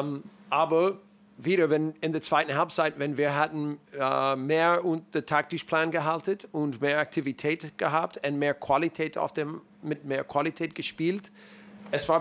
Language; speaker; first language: German; non-native, learner; English